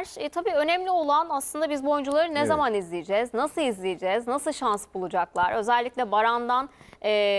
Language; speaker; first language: Turkish; native; Turkish